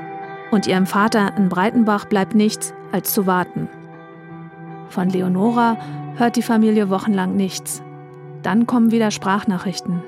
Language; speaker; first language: German; native; German